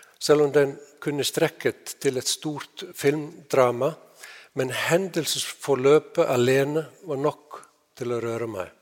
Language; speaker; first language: Norwegian; non-native, fluent; Icelandic